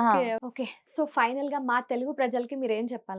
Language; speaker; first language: Telugu; native; Telugu